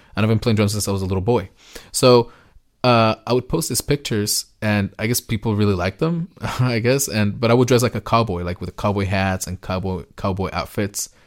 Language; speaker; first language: English; early bilingual, other home language; Spanish